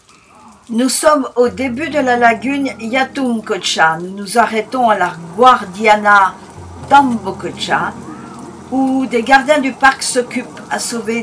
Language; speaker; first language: French; native; French